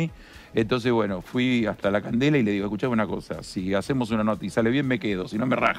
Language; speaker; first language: Spanish; native; Spanish